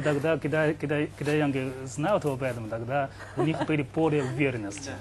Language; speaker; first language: Russian; non-native, fluent; Chinese